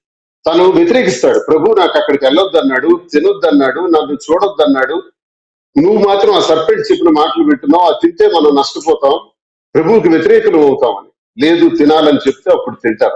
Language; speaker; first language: Telugu; native; Telugu